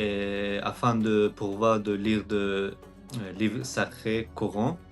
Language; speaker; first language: French; non-native, learner; Azerbaijani